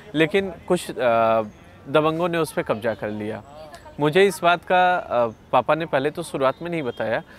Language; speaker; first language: Hindi; native; Hindi